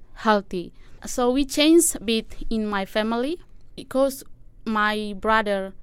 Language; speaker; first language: English; non-native, learner; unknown